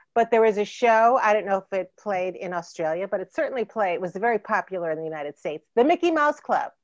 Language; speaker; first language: English; native; English